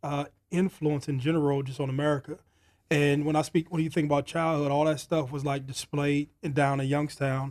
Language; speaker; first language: English; native; English